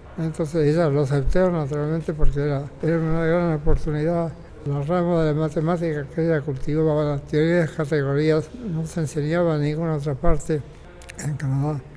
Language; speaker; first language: Spanish; native; Spanish